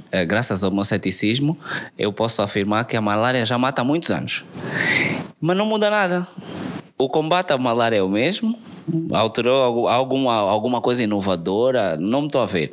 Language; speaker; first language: Portuguese; native; Portuguese